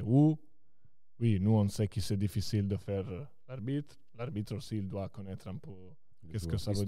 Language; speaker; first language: French; non-native, local second language; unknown